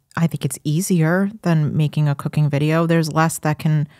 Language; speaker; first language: English; native; English